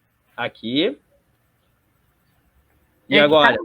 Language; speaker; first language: Portuguese; native; Portuguese